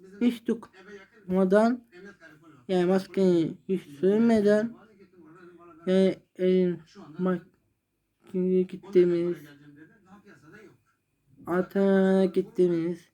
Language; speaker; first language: Turkish; non-native, learner; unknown